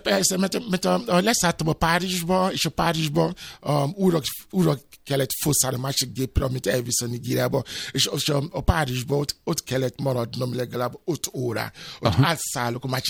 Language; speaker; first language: Hungarian; non-native, fluent; Yoruba